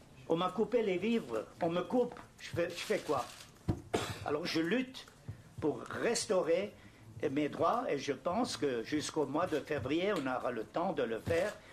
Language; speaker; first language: French; non-native, fluent; German